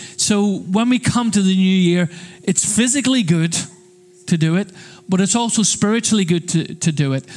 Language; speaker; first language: English; native; English